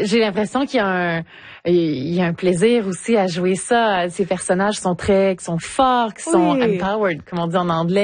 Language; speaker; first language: French; native; French